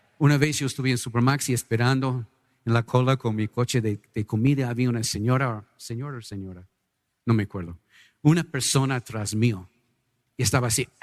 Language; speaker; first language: Spanish; non-native, fluent; English